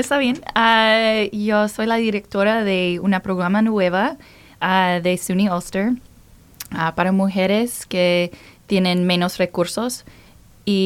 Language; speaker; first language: Spanish; non-native, learner; English